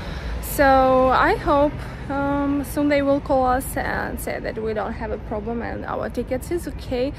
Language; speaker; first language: English; non-native, learner; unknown